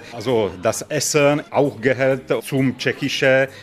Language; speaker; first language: German; non-native, learner; Czech